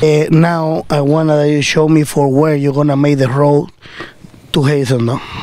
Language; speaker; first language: English; non-native, learner; Spanish